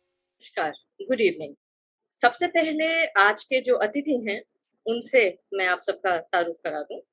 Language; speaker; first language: Hindi; native; Hindi